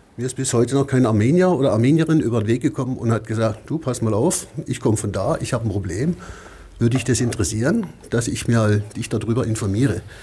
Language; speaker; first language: German; native; German